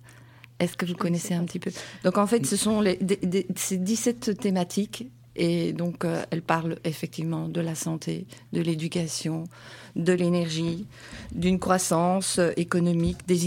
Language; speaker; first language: French; native; French